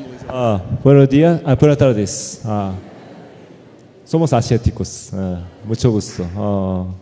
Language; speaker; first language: Spanish; non-native, learner; Korean